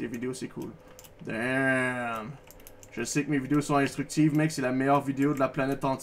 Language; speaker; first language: French; native; French